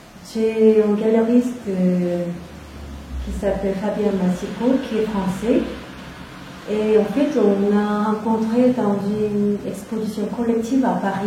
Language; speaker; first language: French; non-native, fluent; Korean